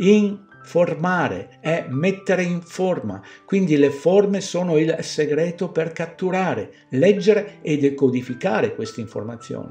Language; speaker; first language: Italian; native; Italian